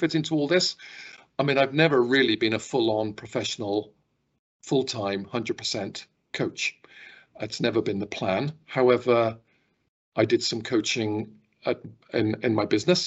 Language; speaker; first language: English; native; English